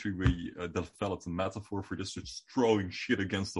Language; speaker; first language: English; non-native, fluent; Dutch